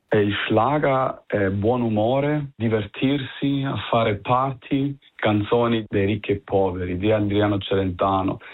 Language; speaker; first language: Italian; early bilingual, heritage; Italian